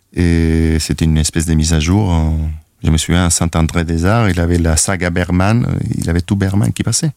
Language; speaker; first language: French; non-native, fluent; Spanish